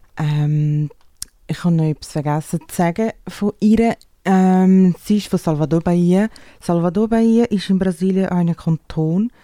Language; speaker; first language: German; non-native, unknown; Portuguese